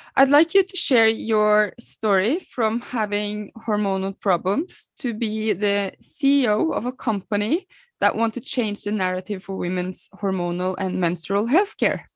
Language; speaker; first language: English; non-native, fluent; Norwegian